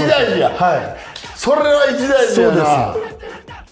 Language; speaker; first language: Japanese; native; Japanese